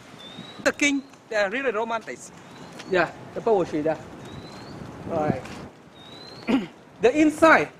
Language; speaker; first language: English; non-native, learner; Vietnamese